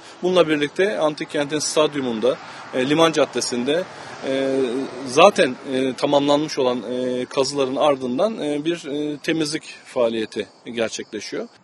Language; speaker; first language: Turkish; native; Turkish